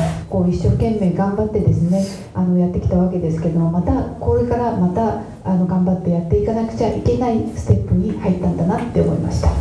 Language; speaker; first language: Japanese; native; Japanese